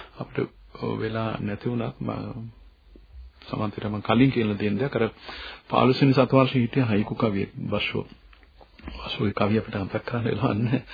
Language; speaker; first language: Sinhala; native; Sinhala